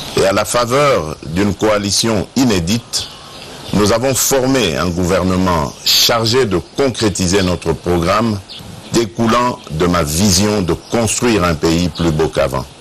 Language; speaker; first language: French; non-native, local second language; Luba-Lulua